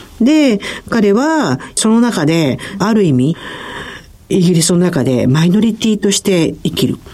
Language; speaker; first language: Japanese; native; Japanese